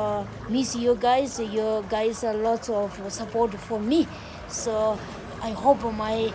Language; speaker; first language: Hindi; non-native, local second language; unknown